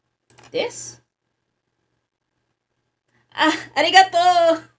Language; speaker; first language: Japanese; non-native, learner; English